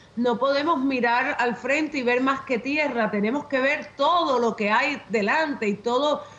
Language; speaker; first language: Spanish; native; Spanish